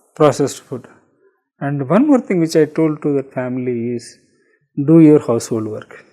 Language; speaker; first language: English; non-native, local second language; Telugu